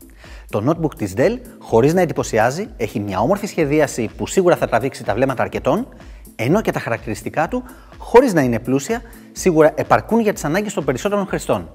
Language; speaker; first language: Greek; native; Greek